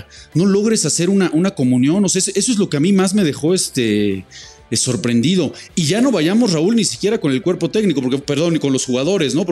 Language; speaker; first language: Spanish; native; Spanish